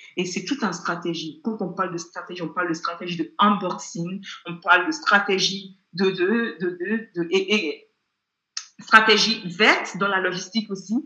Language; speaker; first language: French; non-native, fluent; Yoruba